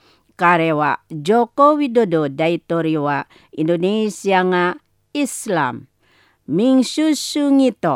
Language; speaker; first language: Japanese; non-native, learner; Indonesian